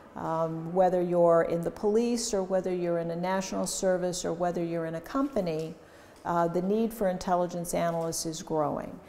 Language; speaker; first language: English; native; English